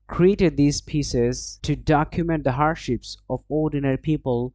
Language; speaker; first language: English; non-native, local second language; Bangla